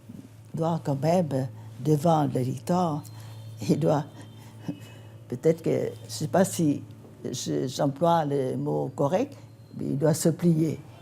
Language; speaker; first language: French; non-native, fluent; Vietnamese